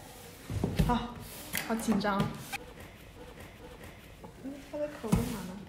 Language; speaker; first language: Chinese; native; Chinese